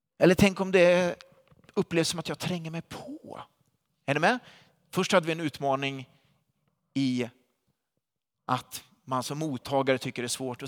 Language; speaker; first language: Swedish; native; Swedish